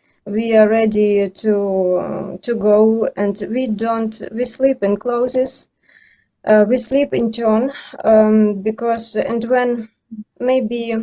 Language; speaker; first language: English; non-native, learner; Ukrainian